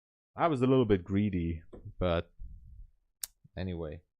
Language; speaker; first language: English; non-native, fluent; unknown